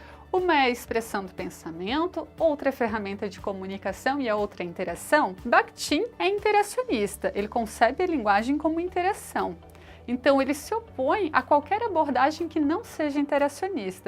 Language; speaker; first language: Portuguese; native; Portuguese